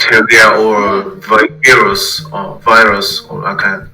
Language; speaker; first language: English; non-native, fluent; Korean